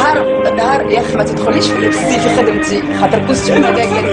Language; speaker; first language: Arabic; native; Arabic